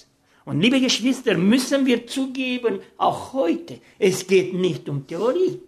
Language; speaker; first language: German; non-native, fluent; Romanian